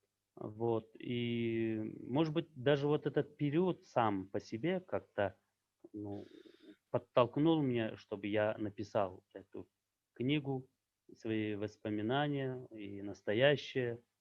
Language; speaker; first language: Russian; non-native, local second language; Kyrgyz